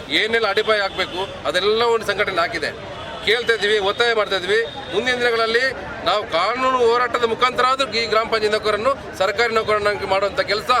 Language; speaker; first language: Kannada; native; Kannada